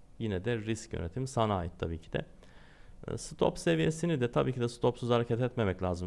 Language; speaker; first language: Turkish; native; Turkish